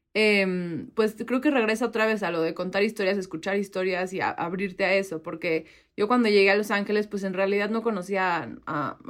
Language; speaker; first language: Spanish; native; Spanish